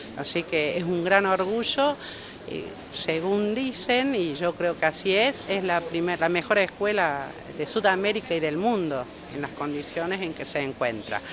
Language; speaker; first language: Spanish; native; Spanish